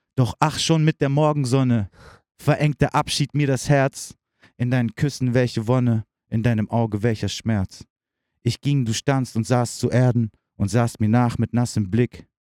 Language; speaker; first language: German; early bilingual, other home language; Turkish